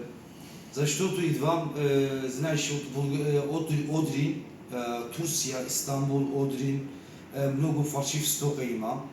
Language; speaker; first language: Bulgarian; non-native, learner; Turkish